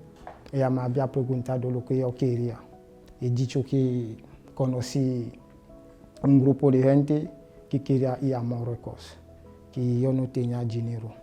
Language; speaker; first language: Spanish; non-native, learner; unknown